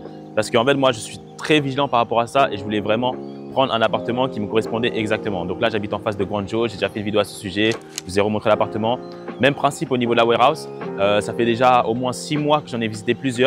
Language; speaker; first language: French; native; French